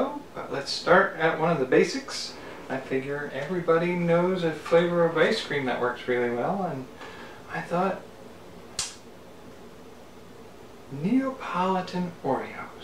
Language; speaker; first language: English; native; English